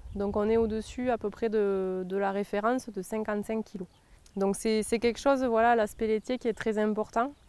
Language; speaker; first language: French; native; French